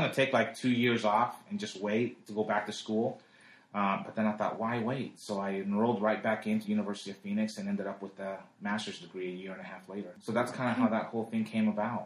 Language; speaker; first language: English; early bilingual, other home language; Spanish